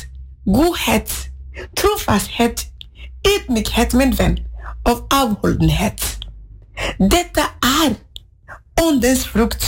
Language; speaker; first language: Norwegian; non-native, fluent; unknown